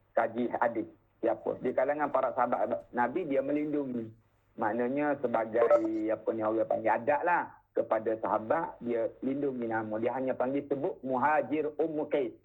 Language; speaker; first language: Malay; native; Malay